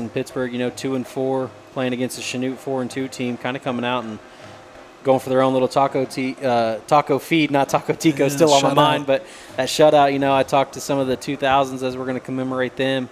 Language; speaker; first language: English; native; English